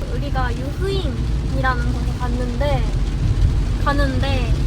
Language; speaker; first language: Korean; non-native, fluent; Japanese